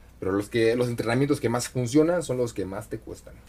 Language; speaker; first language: Spanish; native; Spanish